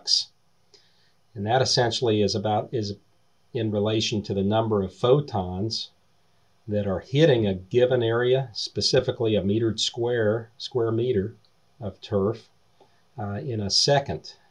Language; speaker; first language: English; native; English